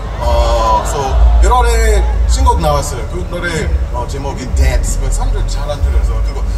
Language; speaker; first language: Korean; non-native, learner; English